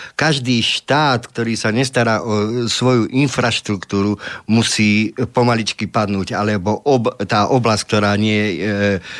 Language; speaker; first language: Slovak; native; Slovak